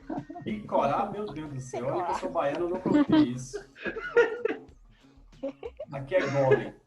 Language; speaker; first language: Portuguese; native; Portuguese